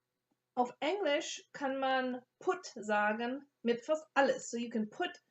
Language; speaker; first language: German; non-native, fluent; English